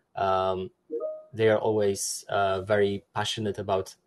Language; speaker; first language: English; non-native, fluent; Polish